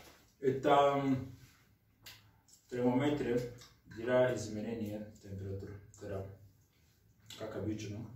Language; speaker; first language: Russian; non-native, learner; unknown